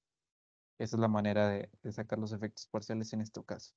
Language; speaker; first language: Spanish; native; Spanish